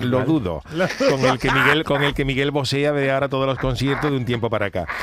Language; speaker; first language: Spanish; native; Spanish